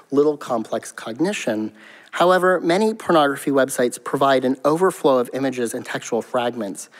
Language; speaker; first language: English; native; English